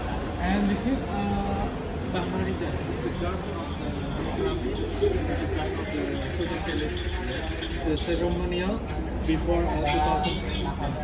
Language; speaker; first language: English; non-native, learner; Indonesian